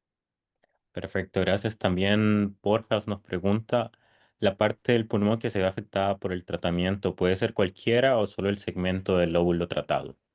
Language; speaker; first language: Spanish; native; Spanish